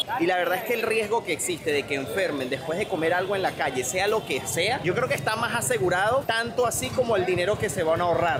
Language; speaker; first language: Spanish; native; Spanish